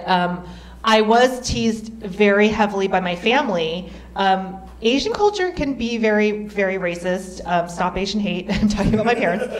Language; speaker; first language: English; native; English